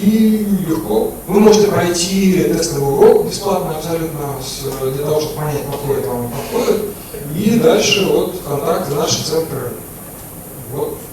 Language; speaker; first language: Russian; native; Russian